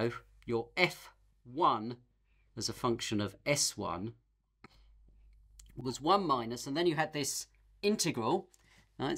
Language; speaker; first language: English; native; English